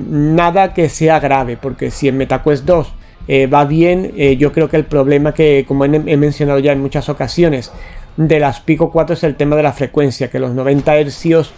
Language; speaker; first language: Spanish; native; Spanish